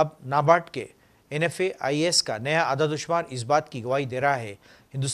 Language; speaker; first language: Hindi; native; Hindi